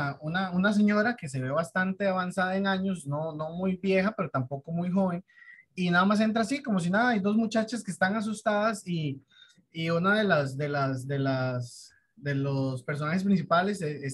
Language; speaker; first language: Spanish; native; Spanish